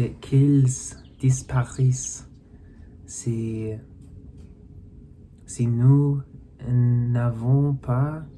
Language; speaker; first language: French; non-native, learner; English